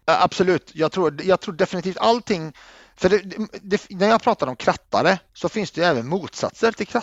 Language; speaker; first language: Swedish; early bilingual, other home language; Arabic